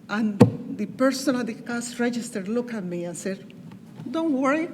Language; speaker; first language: English; non-native, fluent; Spanish